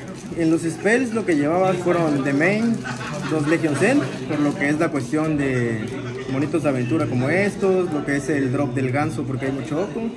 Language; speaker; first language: Spanish; native; Spanish